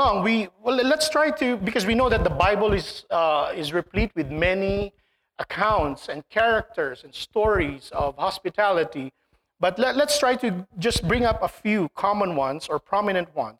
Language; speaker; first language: English; non-native, local second language; Filipino